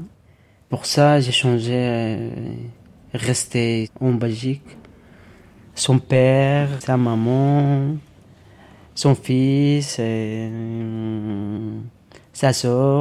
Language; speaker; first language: French; non-native, learner; Arabic